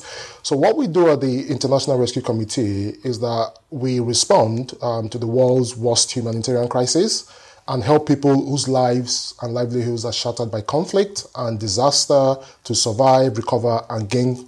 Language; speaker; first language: English; non-native, local second language; Yoruba